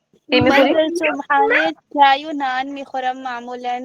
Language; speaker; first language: Persian; non-native, learner; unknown